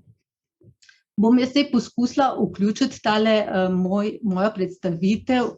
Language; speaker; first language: Slovenian; native; Slovenian